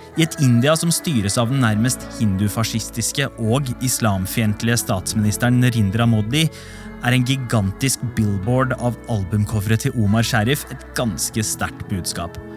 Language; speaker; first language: Norwegian; early bilingual, other home language; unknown